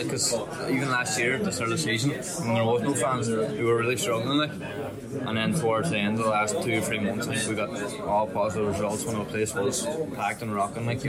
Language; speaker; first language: English; native; English